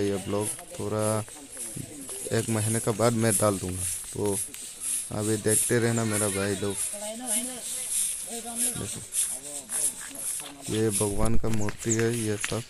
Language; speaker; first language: Hindi; non-native, local second language; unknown